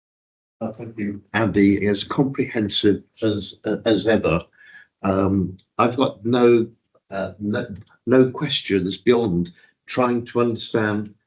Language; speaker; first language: English; native; English